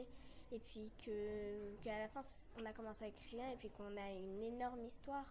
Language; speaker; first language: French; native; French